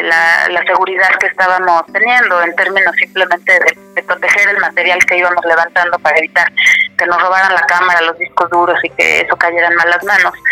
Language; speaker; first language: Spanish; native; Spanish